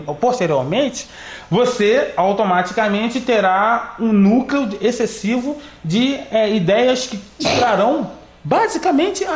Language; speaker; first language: Portuguese; native; Portuguese